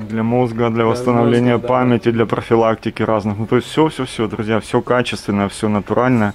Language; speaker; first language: Russian; native; Russian